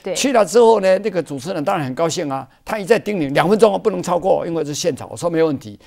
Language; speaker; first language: Chinese; native; Chinese